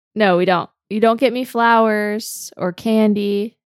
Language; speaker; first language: English; native; English